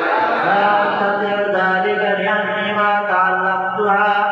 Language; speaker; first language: Arabic; non-native, fluent; Bangla